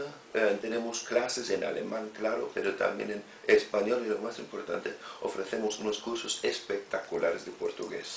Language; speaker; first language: Spanish; non-native, fluent; German